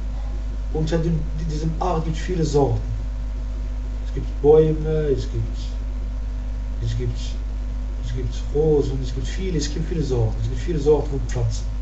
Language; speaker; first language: German; non-native, learner; Arabic